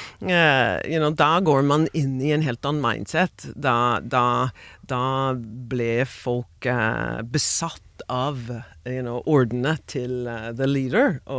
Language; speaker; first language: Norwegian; non-native, fluent; English